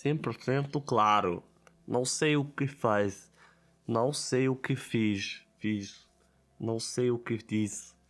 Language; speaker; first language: Portuguese; non-native, learner; Italian